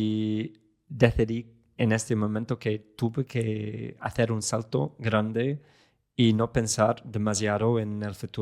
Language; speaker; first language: Spanish; non-native, fluent; English